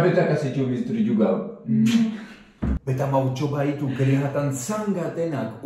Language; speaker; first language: Indonesian; non-native, learner; French